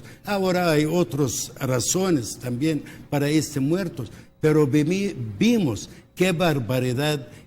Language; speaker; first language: Spanish; non-native, local second language; Arabic